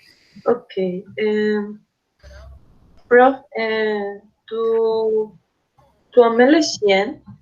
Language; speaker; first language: French; non-native, learner; Spanish